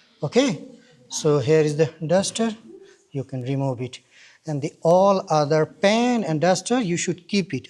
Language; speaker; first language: English; non-native, learner; Bangla